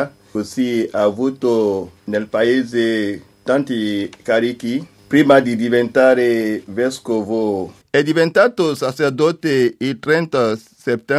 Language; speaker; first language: Italian; non-native, learner; French